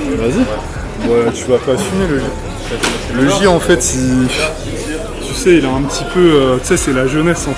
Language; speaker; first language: French; native; French